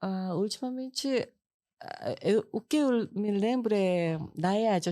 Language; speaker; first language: Portuguese; non-native, fluent; Korean